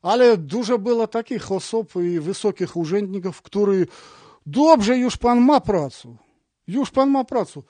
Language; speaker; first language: Polish; non-native, learner; Russian